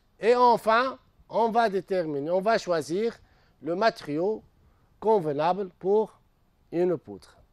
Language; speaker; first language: French; non-native, local second language; Arabic